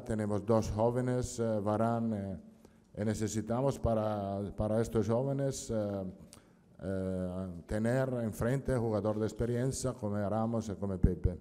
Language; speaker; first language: Spanish; non-native, fluent; Italian